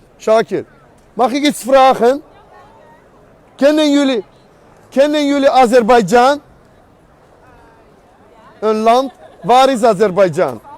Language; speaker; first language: Dutch; non-native, learner; Azerbaijani